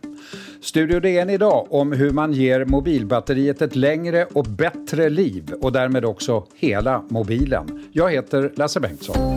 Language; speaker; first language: Swedish; native; Swedish